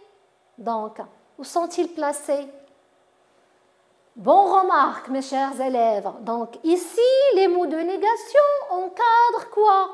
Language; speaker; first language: French; non-native, local second language; Arabic